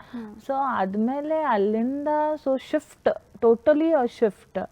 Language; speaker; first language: Kannada; non-native, learner; Hindi